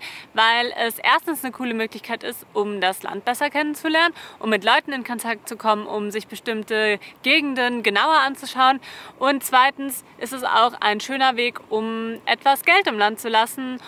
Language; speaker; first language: German; native; German